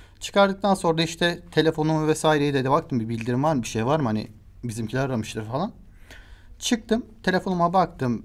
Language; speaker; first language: Turkish; native; Turkish